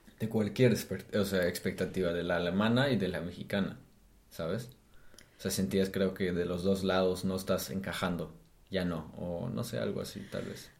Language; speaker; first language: Spanish; non-native, fluent; German